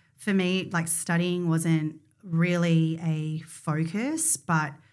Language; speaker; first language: English; native; English